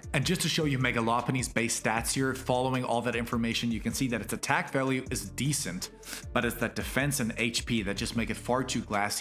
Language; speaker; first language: English; native; English